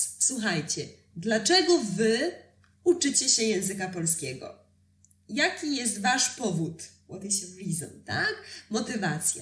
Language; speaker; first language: Polish; native; Polish